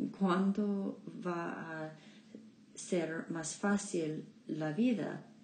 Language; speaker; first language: Spanish; non-native, learner; English